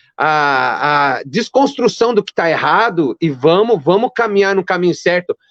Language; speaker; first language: Portuguese; early bilingual, other home language; Arabic